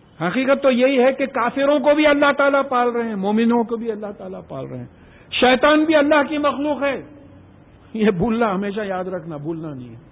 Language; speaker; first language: Urdu; native; Urdu